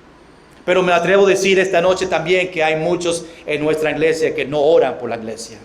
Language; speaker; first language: Spanish; non-native, fluent; English